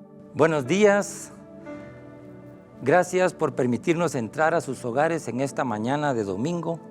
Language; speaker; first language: Spanish; native; Spanish